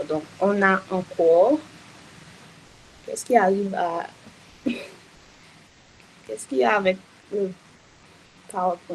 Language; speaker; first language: French; non-native, local second language; Haitian Creole